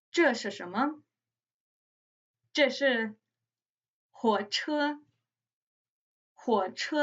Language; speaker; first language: Chinese; non-native, fluent; English